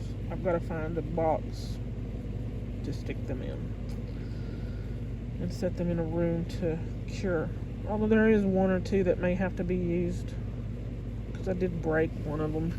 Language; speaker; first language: English; native; English